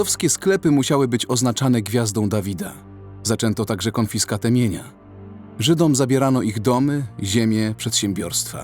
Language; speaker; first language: Polish; native; Polish